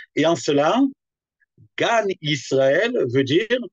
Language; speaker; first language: French; native; French